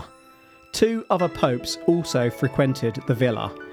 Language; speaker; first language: English; native; English